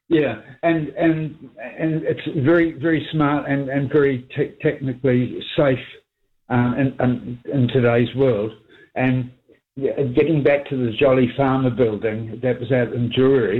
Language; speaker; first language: English; native; English